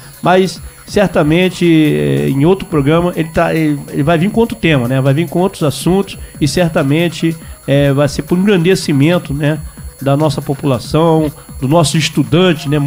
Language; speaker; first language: Portuguese; native; Portuguese